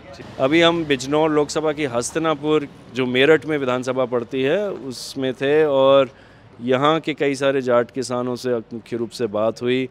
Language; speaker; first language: Hindi; native; Hindi